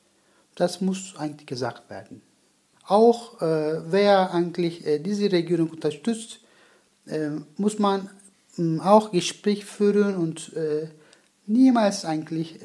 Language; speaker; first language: German; non-native, learner; Turkish